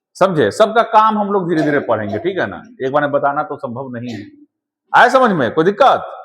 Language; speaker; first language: Hindi; native; Hindi